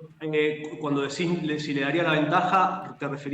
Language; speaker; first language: Spanish; native; Spanish